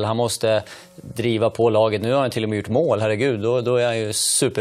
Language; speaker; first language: Swedish; native; Swedish